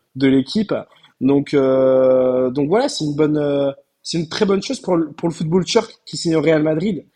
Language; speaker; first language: French; early bilingual, heritage; Turkish